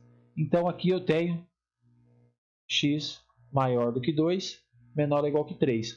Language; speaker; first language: Portuguese; native; Portuguese